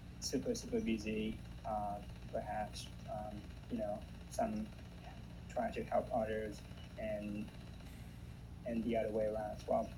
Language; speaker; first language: English; non-native, fluent; Vietnamese